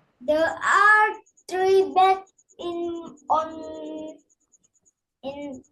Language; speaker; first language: English; non-native, learner; Indonesian